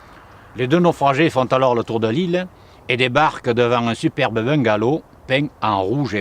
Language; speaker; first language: French; native; French